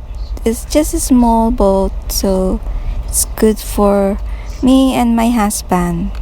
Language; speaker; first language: English; non-native, local second language; Filipino